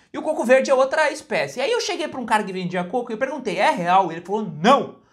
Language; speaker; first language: Portuguese; native; Portuguese